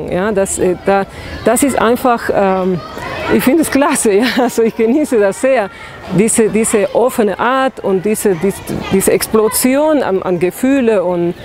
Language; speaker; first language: German; non-native, fluent; Spanish